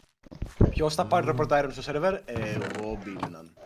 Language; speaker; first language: Greek; native; Greek